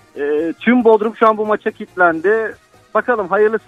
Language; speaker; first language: Turkish; native; Turkish